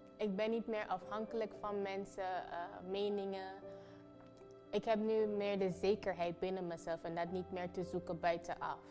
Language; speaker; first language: Dutch; non-native, local second language; Papiamento